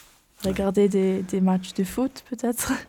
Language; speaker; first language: French; non-native, learner; German